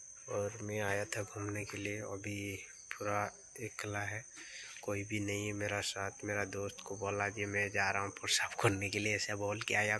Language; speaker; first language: Hindi; non-native, local second language; Odia